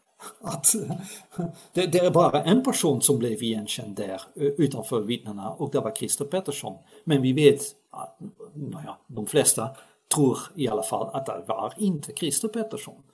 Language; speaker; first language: Swedish; non-native, fluent; Dutch